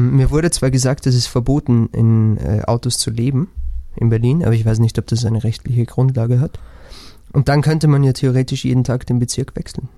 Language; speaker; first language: German; native; German